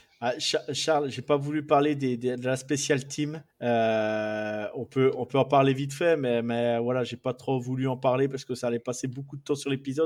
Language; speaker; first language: French; native; French